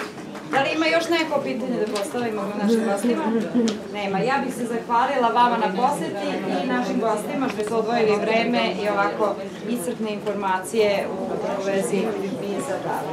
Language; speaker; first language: Croatian; native; Croatian